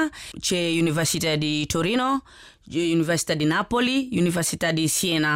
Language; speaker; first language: Italian; non-native, learner; Swahili